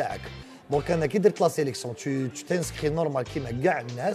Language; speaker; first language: French; non-native, local second language; Arabic